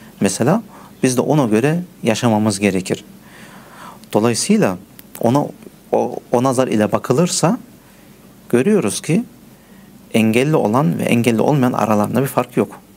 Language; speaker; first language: Turkish; early bilingual, heritage; Turkish